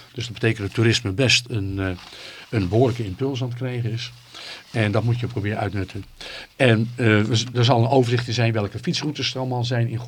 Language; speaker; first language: Dutch; native; Dutch